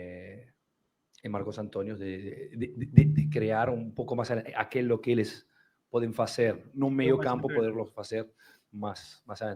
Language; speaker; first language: Portuguese; non-native, fluent; Spanish